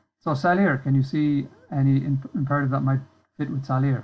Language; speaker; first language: English; native; English